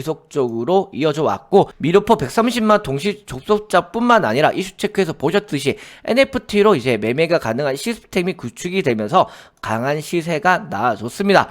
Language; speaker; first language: Korean; native; Korean